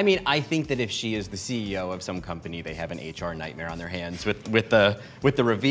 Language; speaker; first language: English; native; English